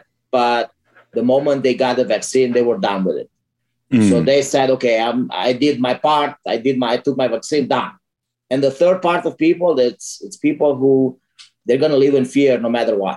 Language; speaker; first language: English; non-native, fluent; Romanian